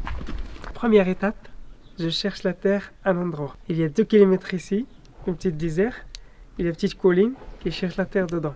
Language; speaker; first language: French; non-native, learner; Arabic